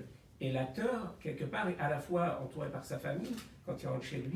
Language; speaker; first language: French; native; French